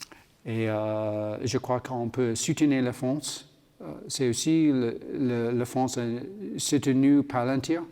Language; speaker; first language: French; non-native, learner; English